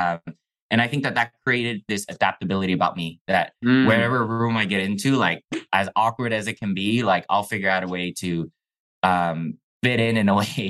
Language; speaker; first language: English; non-native, fluent; Chinese